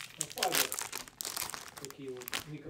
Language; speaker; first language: Russian; native; Russian